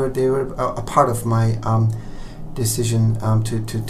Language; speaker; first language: English; non-native, fluent; Turkish